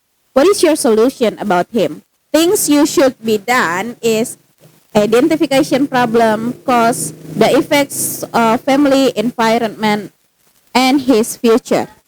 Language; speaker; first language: English; non-native, fluent; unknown